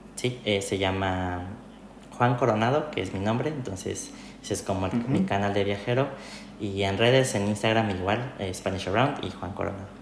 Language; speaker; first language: Spanish; native; Spanish